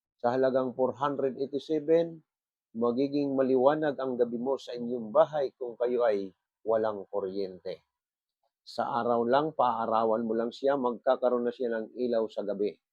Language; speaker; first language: Filipino; non-native, local second language; Bikol